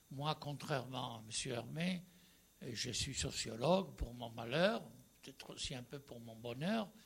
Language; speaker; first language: French; non-native, fluent; Spanish